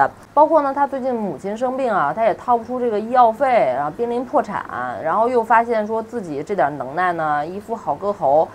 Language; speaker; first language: Chinese; native; Chinese